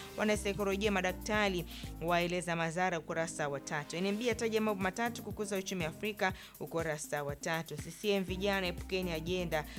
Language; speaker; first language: Swahili; native; Swahili